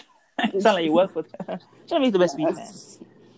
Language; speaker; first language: English; non-native, local second language; Yoruba